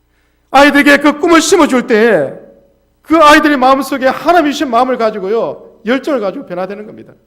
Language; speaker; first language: Korean; native; Korean